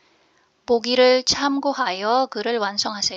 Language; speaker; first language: Korean; non-native, fluent; Filipino